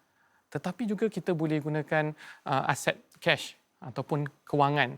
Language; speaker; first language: Malay; native; Malay